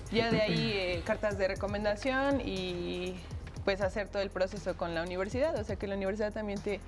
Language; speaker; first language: Spanish; native; Spanish